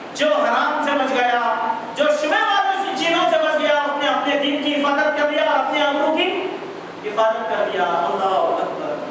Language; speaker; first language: Urdu; native; Urdu